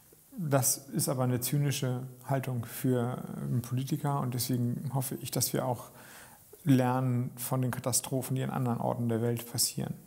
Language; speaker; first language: German; native; German